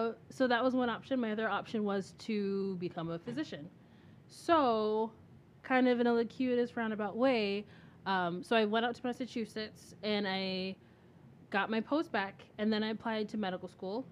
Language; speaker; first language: English; native; English